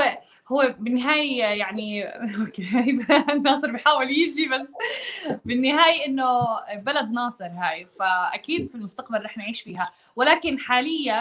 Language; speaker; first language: Arabic; native; Arabic